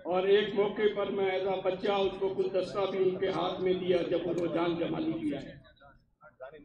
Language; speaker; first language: Urdu; non-native, local second language; Baluchi